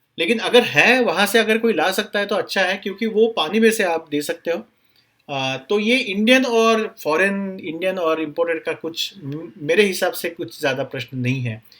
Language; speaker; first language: Hindi; non-native, local second language; Marathi